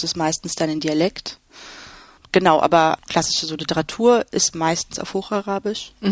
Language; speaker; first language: German; native; German